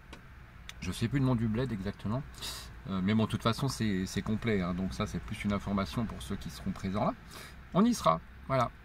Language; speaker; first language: French; native; French